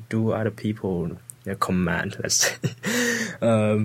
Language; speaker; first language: English; non-native, fluent; Vietnamese